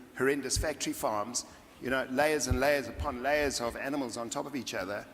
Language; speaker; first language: English; native; English